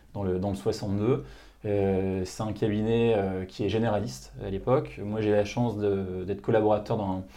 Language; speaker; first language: French; native; French